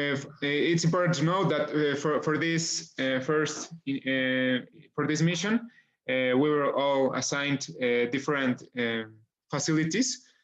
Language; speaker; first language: English; non-native, fluent; Spanish